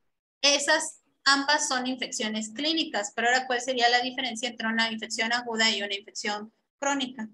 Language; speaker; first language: Spanish; native; Spanish